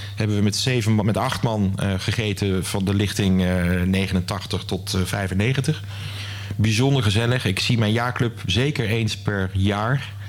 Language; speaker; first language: Dutch; native; Dutch